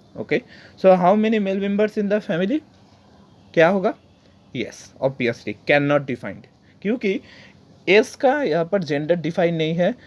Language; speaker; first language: Hindi; non-native, local second language; Bangla